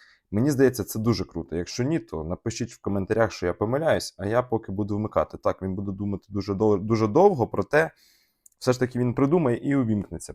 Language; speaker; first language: Ukrainian; non-native, local second language; Russian